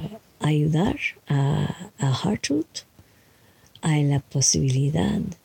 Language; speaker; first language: Spanish; non-native, learner; English